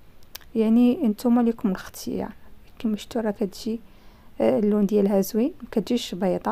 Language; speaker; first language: Arabic; native; Arabic